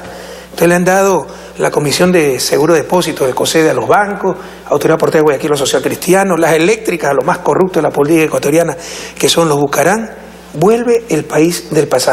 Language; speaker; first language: Spanish; native; Spanish